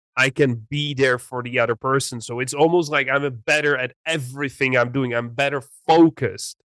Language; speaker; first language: English; non-native, fluent; Czech